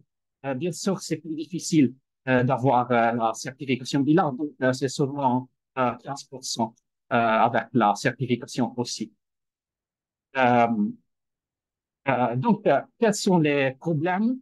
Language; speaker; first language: French; non-native, fluent; Italian